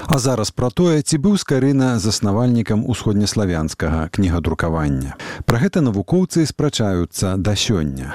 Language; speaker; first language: Belarusian; native; Belarusian